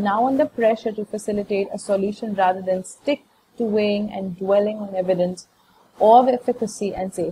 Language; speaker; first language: English; non-native, local second language; Hindi